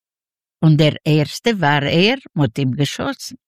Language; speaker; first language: German; non-native, learner; Yiddish